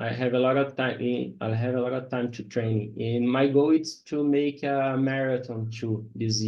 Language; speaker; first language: English; non-native, learner; Portuguese